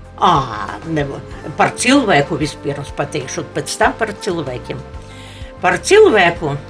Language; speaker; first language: Latvian; non-native, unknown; Ukrainian